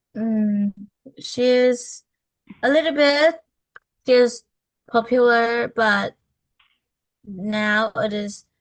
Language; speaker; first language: English; non-native, learner; Vietnamese